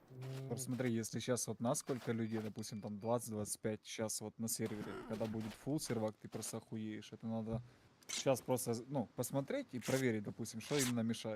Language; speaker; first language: Russian; native; Russian